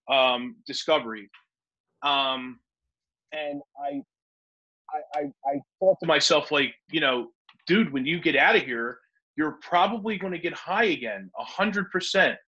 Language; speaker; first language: English; native; English